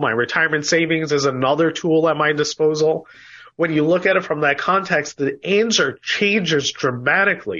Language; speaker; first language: English; native; English